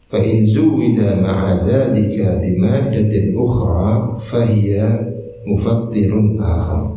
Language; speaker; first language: Arabic; non-native, fluent; Indonesian